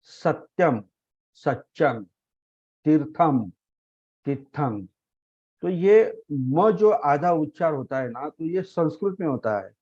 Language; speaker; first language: Hindi; non-native, local second language; Marathi